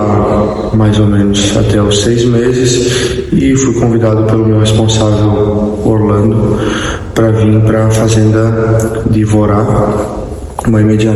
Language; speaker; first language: Portuguese; native; Portuguese